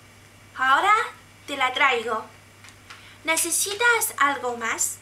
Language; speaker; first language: Spanish; non-native, fluent; Chinese